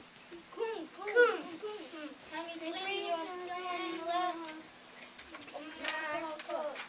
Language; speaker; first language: Hebrew; non-native, learner; English